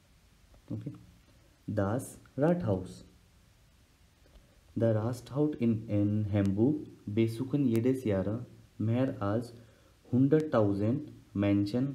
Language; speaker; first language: German; non-native, learner; Hindi